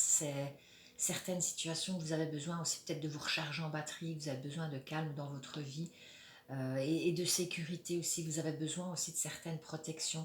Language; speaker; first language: French; native; French